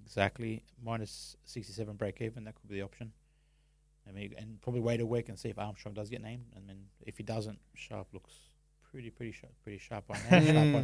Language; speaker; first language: English; native; English